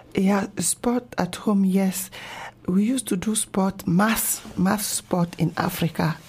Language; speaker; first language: German; non-native, learner; Ewe